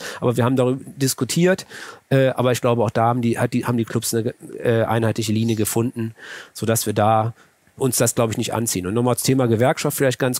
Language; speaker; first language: German; native; German